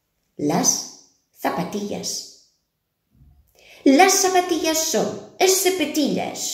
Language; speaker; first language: Spanish; non-native, fluent; Portuguese